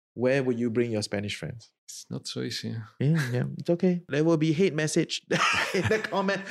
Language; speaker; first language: English; non-native, fluent; Spanish